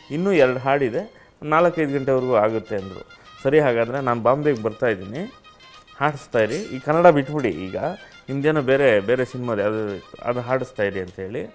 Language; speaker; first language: Kannada; native; Kannada